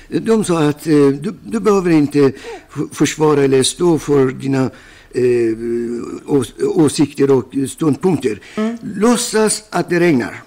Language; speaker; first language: Swedish; non-native, fluent; Persian